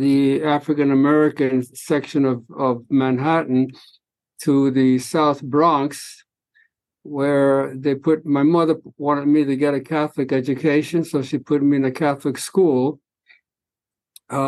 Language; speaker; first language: English; early bilingual, other home language; Spanish